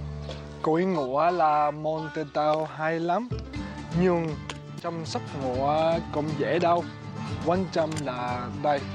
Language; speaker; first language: Vietnamese; non-native, learner; English